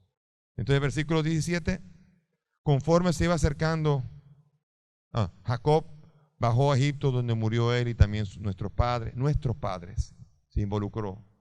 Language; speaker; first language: Spanish; native; Spanish